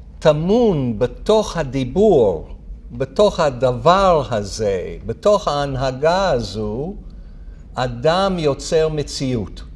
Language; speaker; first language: Hebrew; non-native, fluent; English